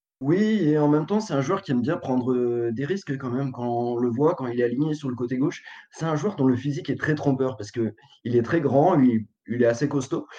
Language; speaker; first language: French; native; French